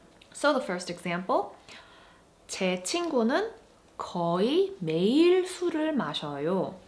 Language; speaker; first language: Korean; non-native, fluent; English